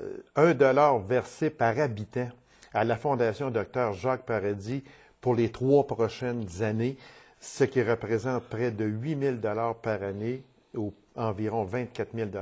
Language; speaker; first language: French; native; French